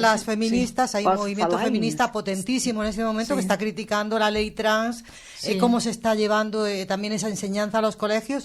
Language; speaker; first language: Spanish; native; Spanish